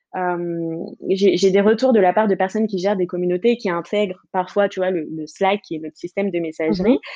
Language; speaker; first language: French; native; French